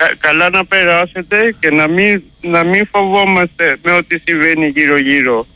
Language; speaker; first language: Greek; early bilingual, heritage; Greek